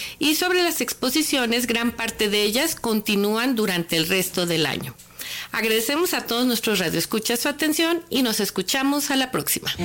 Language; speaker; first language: Spanish; native; Spanish